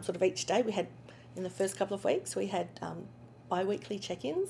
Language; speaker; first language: English; native; English